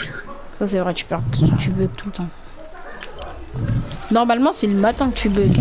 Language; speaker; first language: French; native; French